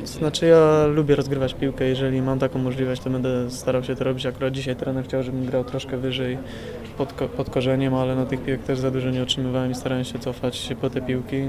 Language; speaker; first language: Polish; native; Polish